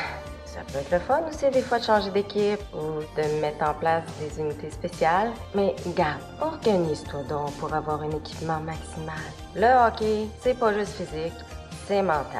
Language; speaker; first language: French; native; French